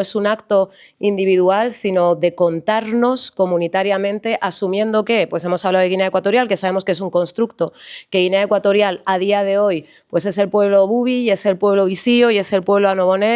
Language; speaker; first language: Spanish; native; Spanish